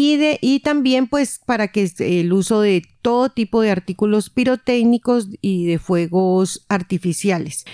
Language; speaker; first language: Spanish; native; Spanish